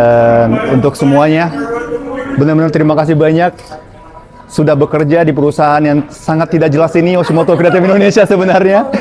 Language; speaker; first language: Indonesian; non-native, fluent; Japanese